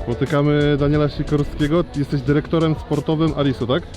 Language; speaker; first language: Polish; native; Polish